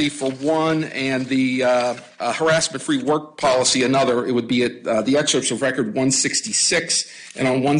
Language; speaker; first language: English; native; English